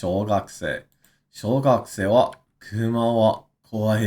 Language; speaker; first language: Japanese; non-native, learner; English